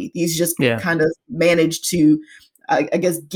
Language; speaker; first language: English; native; English